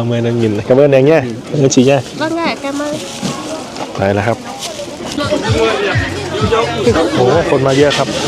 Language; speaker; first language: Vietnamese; non-native, learner; Thai